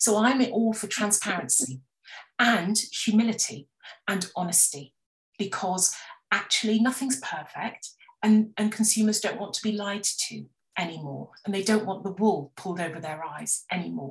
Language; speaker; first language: English; native; English